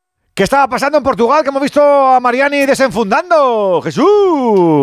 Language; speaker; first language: Spanish; native; Spanish